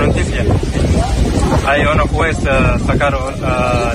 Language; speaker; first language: Spanish; non-native, learner; Arabic